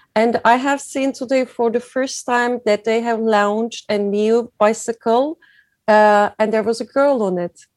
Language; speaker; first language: English; non-native, fluent; Turkish